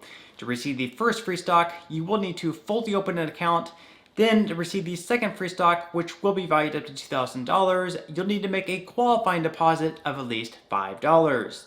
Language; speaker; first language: English; native; English